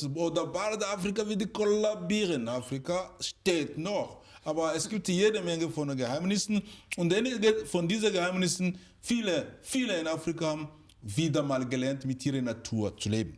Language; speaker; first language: German; non-native, fluent; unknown